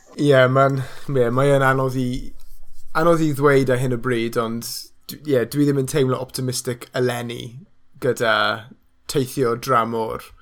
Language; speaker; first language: Welsh; non-native, local second language; English